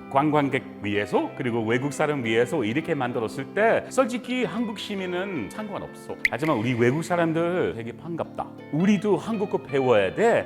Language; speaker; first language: Korean; non-native, learner; English